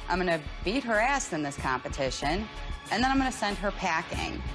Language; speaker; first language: English; native; English